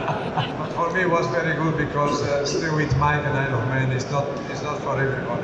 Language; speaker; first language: English; non-native, learner; Italian